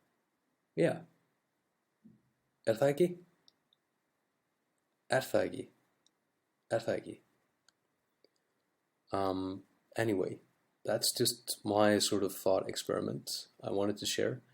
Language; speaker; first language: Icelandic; non-native, fluent; English